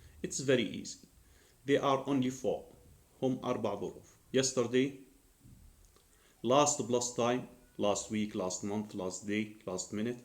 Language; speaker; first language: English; non-native, fluent; Arabic